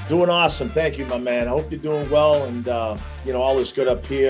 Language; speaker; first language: English; native; English